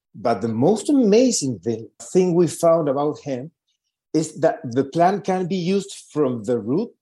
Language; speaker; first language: English; non-native, fluent; Spanish